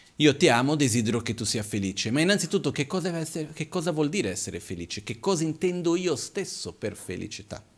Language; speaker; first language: Italian; non-native, fluent; Portuguese